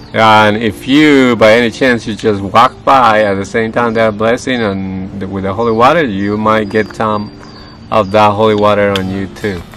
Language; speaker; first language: English; non-native, fluent; Spanish